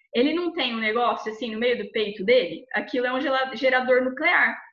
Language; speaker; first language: Portuguese; native; Portuguese